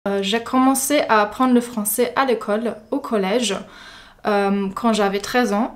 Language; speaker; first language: French; non-native, fluent; German